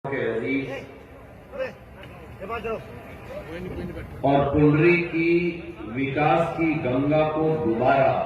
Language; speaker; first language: Hindi; native; Hindi